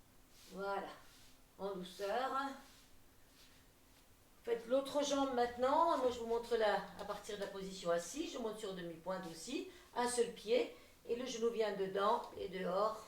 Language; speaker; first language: French; native; French